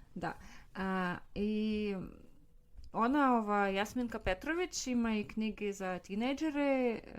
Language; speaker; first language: Bosnian; non-native, fluent; Russian